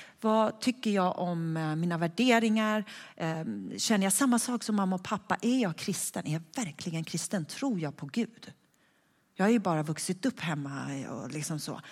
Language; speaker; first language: Swedish; early bilingual, other home language; Persian